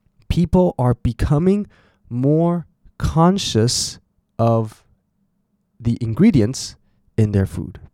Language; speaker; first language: English; non-native, fluent; Chinese